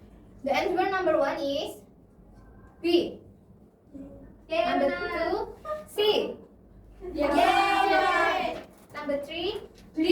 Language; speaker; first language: English; non-native, learner; Indonesian